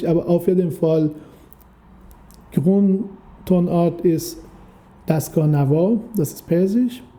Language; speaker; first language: German; non-native, fluent; Persian